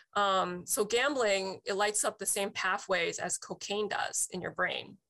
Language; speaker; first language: English; native; English